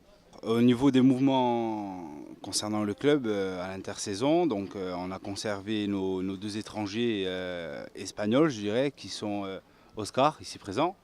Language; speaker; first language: French; native; French